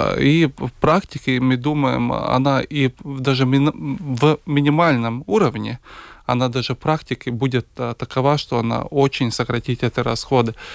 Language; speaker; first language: Russian; non-native, local second language; Latvian